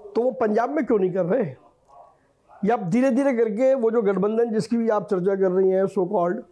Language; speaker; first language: Hindi; native; Hindi